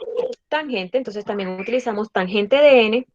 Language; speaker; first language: Spanish; native; Spanish